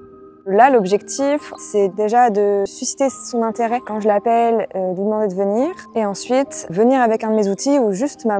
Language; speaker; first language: French; native; French